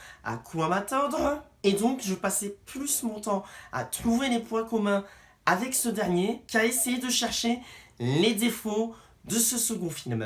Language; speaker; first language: French; native; French